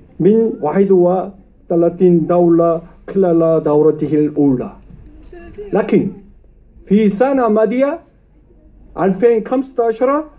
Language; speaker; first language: Arabic; non-native, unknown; Korean